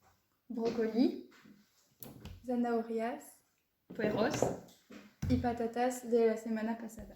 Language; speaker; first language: Spanish; non-native, learner; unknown